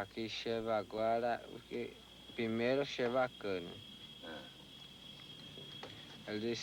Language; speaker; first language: Portuguese; non-native, local second language; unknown